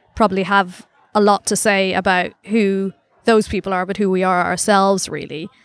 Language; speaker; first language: English; native; English